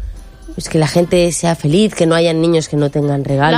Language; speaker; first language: Spanish; native; Spanish